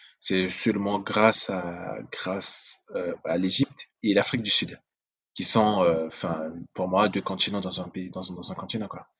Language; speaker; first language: French; non-native, local second language; Sango